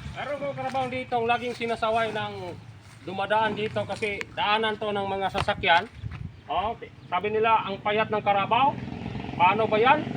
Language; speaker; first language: Filipino; non-native, local second language; Hiligaynon